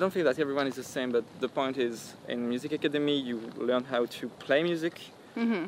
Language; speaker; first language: English; non-native, fluent; French